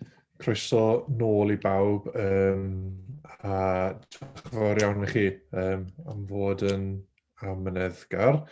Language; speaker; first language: Welsh; native; Welsh